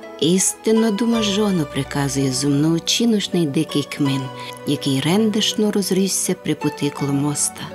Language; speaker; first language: Ukrainian; native; Ukrainian